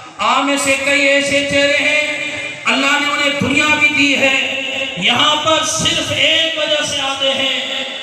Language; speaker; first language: Urdu; non-native, local second language; Sindhi